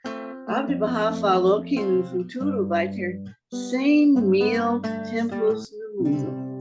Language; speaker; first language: Portuguese; non-native, fluent; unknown